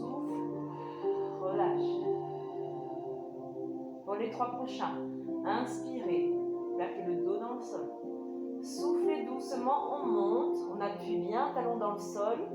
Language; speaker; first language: French; native; French